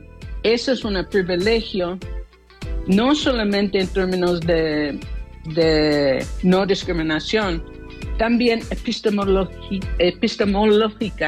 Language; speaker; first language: Spanish; non-native, fluent; English